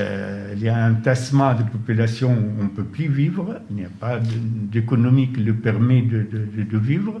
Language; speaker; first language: French; non-native, fluent; Arabic